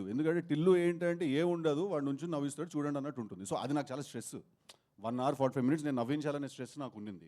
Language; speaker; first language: Telugu; native; Telugu